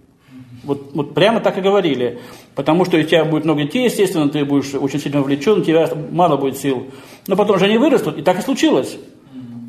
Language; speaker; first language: Russian; native; Russian